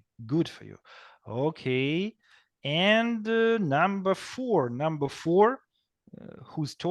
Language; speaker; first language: English; non-native, fluent; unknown